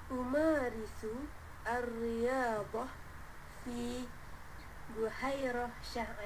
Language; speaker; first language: Arabic; non-native, learner; Malay